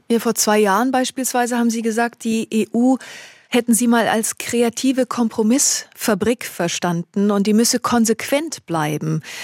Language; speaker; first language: German; native; German